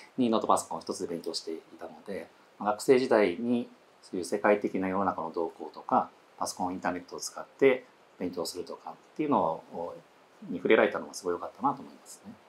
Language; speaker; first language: Japanese; native; Japanese